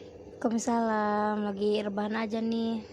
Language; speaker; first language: Indonesian; native; Indonesian